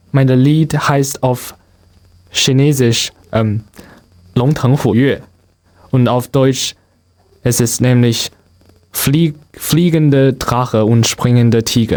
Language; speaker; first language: German; non-native, learner; Chinese